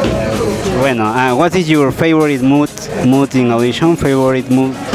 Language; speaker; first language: English; non-native, learner; Spanish